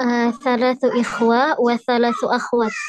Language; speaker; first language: Arabic; non-native, learner; Indonesian